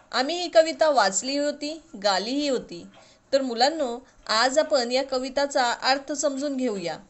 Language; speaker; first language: Marathi; non-native, local second language; Urdu